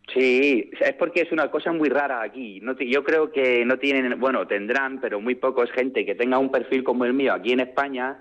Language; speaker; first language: Spanish; early bilingual, other home language; English